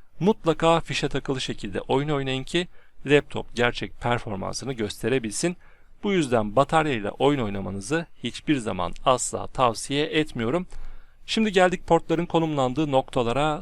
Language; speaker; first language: Turkish; native; Turkish